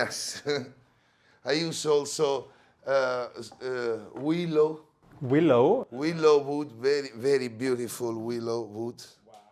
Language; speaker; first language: English; non-native, learner; Italian